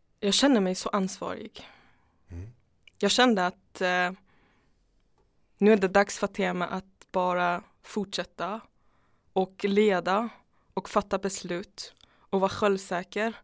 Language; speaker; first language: Swedish; non-native, fluent; Persian